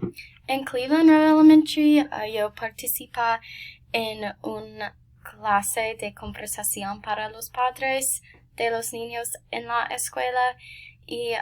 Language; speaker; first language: Spanish; non-native, learner; English